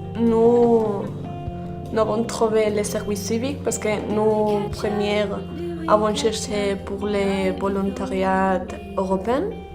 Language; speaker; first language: French; non-native, learner; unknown